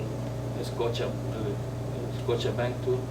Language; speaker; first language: English; non-native, learner; Spanish